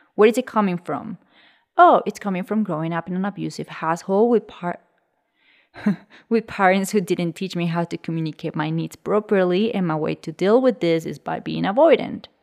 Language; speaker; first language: English; early bilingual, other home language; Spanish